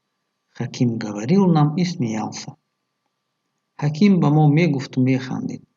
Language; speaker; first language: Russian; non-native, local second language; Tajik